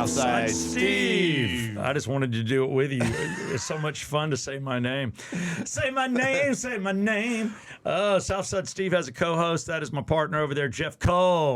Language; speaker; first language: English; native; English